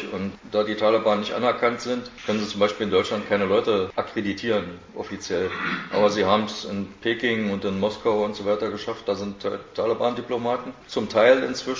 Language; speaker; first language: German; native; German